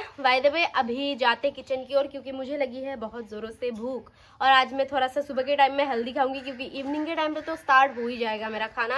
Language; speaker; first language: Hindi; non-native, local second language; Bangla